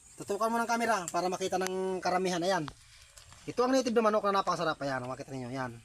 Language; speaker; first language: Filipino; non-native, local second language; Bikol